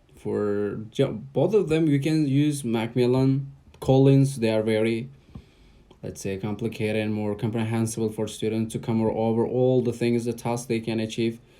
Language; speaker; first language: English; non-native, fluent; Uzbek